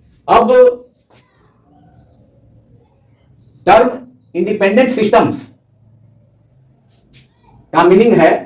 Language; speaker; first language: Hindi; native; Hindi